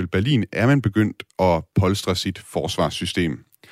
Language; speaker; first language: Danish; native; Danish